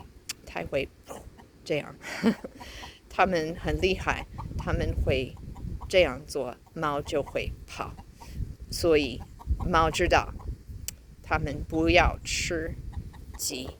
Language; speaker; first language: Chinese; non-native, fluent; English